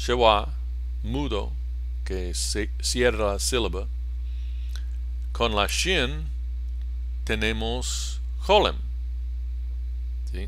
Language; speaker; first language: Spanish; non-native, fluent; English